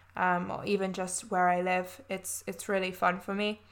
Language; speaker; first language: English; native; English